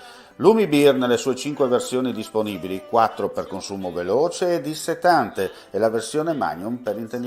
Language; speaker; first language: Italian; native; Italian